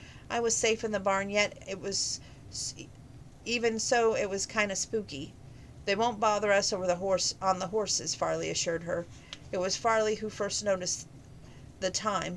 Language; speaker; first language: English; native; English